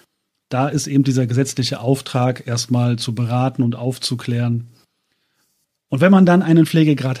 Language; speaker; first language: German; native; German